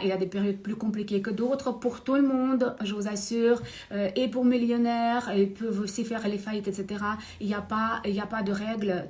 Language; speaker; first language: French; non-native, fluent; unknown